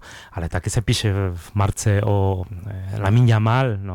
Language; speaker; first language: Czech; non-native, fluent; Spanish